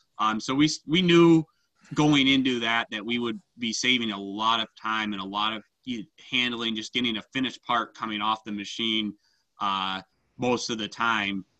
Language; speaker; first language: English; native; English